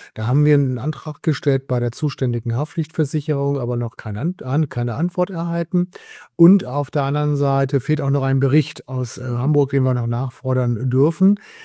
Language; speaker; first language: German; native; German